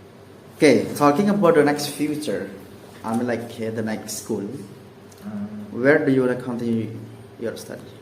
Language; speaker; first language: English; non-native, learner; Indonesian